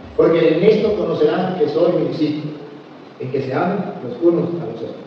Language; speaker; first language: Spanish; native; Spanish